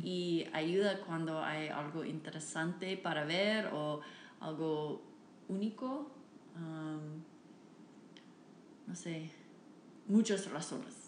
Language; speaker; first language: Spanish; non-native, fluent; English